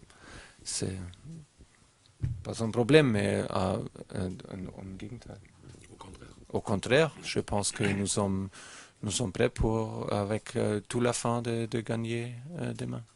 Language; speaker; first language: French; non-native, learner; German